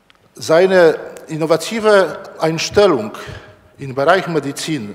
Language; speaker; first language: German; non-native, learner; Polish